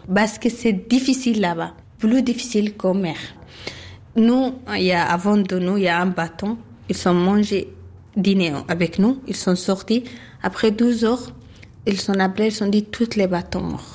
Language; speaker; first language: French; non-native, learner; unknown